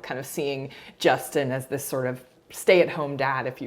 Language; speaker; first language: English; native; English